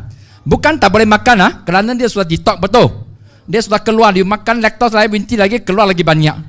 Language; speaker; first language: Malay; non-native, local second language; Chinese